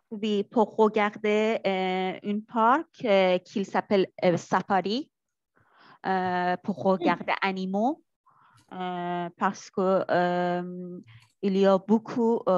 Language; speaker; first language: French; non-native, learner; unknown